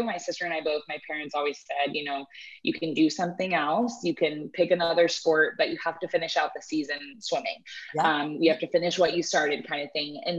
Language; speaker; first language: English; native; English